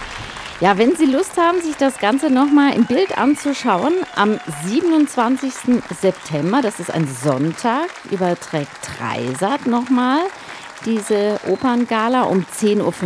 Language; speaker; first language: German; native; German